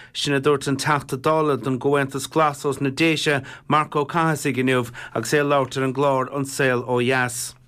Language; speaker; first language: Irish; native; Irish